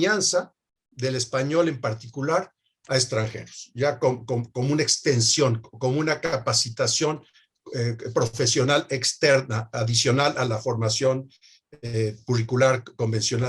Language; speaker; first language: Spanish; native; Spanish